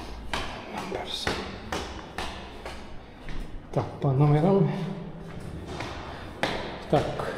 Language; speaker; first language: Russian; non-native, learner; Estonian